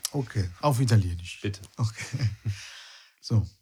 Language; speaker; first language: German; non-native, fluent; Italian